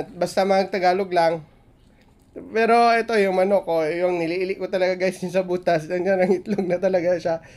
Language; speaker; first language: Filipino; non-native, local second language; Hiligaynon